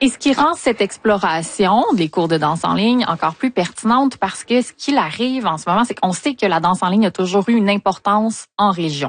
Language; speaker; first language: French; native; French